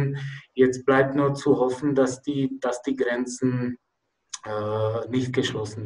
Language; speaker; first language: German; non-native, fluent; Czech